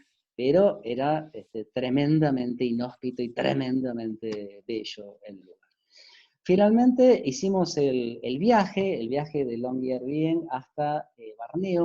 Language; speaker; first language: Spanish; native; Spanish